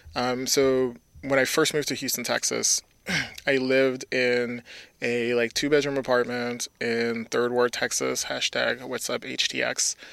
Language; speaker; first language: English; early bilingual, other home language; French